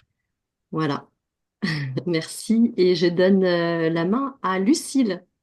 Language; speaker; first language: French; native; French